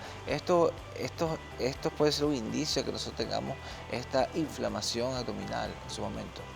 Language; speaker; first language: Spanish; native; Spanish